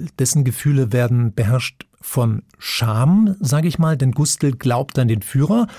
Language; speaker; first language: German; native; German